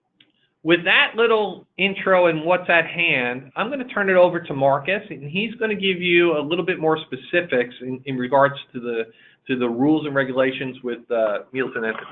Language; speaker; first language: English; native; English